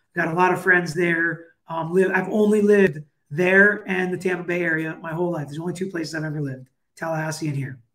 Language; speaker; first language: English; native; English